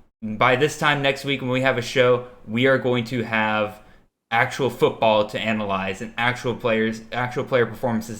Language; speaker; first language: English; native; English